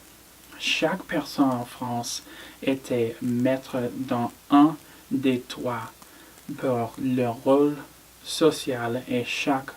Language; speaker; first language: French; non-native, learner; English